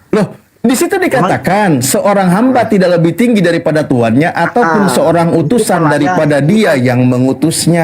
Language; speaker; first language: Indonesian; native; Indonesian